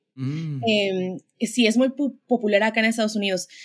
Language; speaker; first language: Spanish; early bilingual, heritage; Spanish